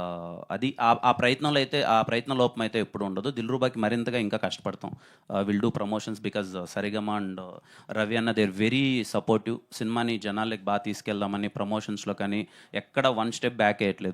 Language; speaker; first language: Telugu; native; Telugu